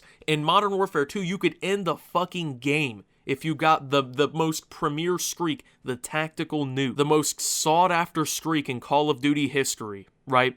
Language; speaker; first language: English; native; English